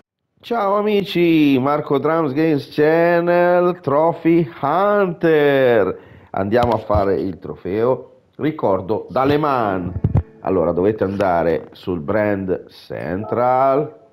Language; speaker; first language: Italian; native; Italian